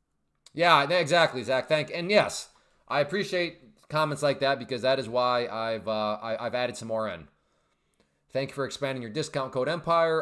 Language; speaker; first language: English; native; English